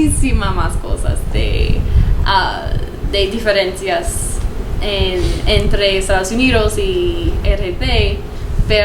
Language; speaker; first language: Spanish; non-native, learner; English